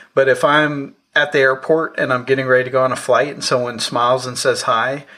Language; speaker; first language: English; native; English